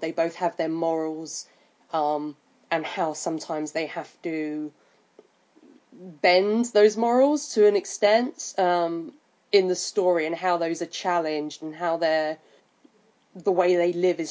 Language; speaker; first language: English; native; English